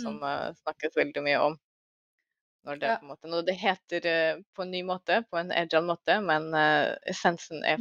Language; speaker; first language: Norwegian; non-native, fluent; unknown